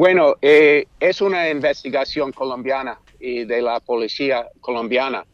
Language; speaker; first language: Spanish; non-native, fluent; English